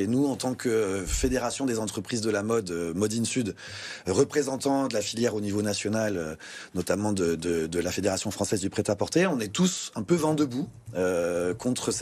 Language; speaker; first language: French; native; French